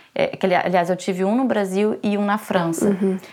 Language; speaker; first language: Portuguese; native; Portuguese